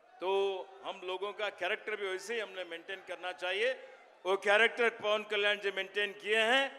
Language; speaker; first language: Hindi; non-native, local second language; Kannada